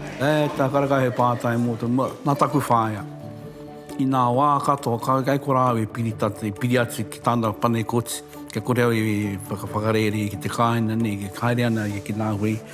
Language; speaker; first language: Māori; native; Māori